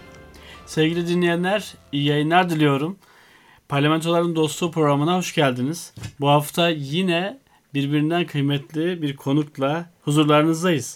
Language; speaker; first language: Turkish; native; Turkish